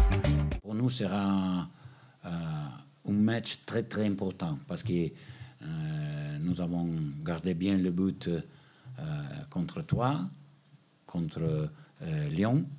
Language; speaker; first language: French; non-native, learner; Italian